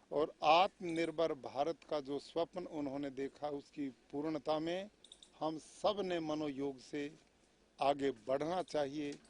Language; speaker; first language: Hindi; native; Hindi